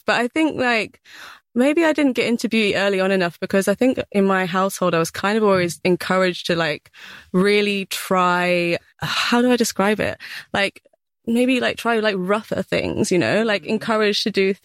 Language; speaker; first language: English; native; English